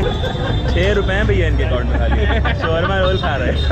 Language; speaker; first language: Hindi; native; Hindi